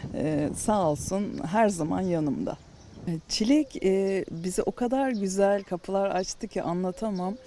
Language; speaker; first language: Turkish; native; Turkish